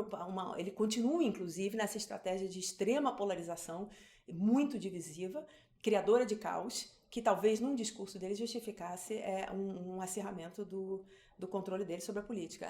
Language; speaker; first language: Portuguese; native; Portuguese